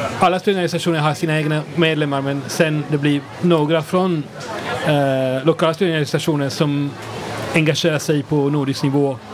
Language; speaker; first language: Swedish; non-native, fluent; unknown